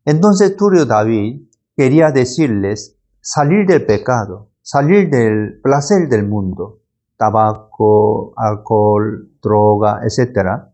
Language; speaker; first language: Spanish; non-native, learner; Korean